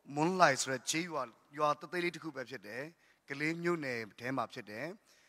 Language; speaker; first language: Burmese; non-native, local second language; Tedim Chin